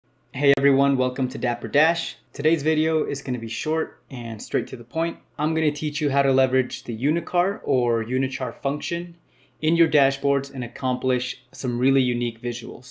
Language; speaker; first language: English; native; English